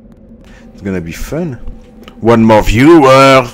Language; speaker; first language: English; non-native, learner; French